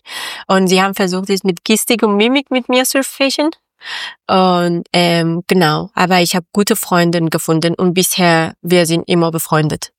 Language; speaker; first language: German; non-native, learner; Persian